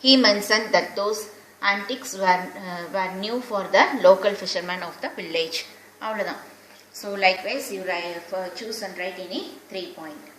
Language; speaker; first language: English; non-native, local second language; Tamil